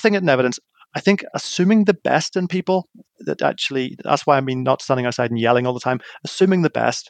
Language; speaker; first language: English; native; English